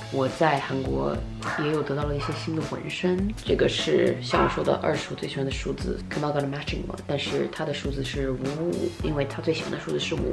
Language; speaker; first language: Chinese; early bilingual, heritage; Chinese